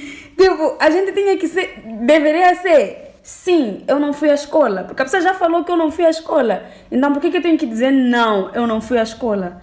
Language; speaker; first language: Portuguese; native; Portuguese